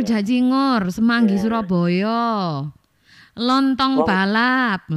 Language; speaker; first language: Indonesian; non-native, local second language; Javanese